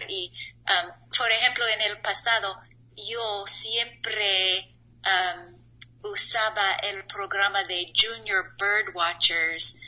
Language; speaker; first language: Spanish; non-native, learner; English